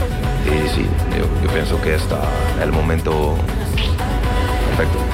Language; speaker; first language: Spanish; non-native, learner; French